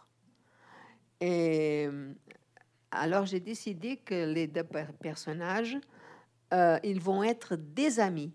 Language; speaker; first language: French; non-native, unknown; Portuguese